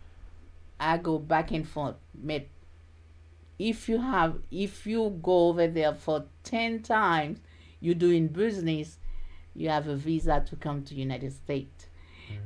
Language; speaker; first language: English; non-native, learner; Haitian Creole